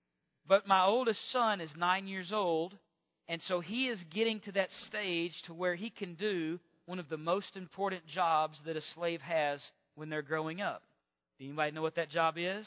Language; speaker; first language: English; native; English